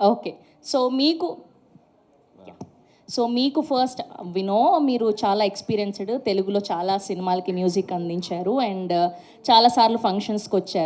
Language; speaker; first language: Telugu; native; Telugu